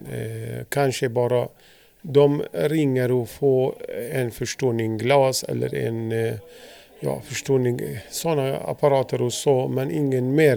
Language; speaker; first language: Swedish; non-native, learner; Arabic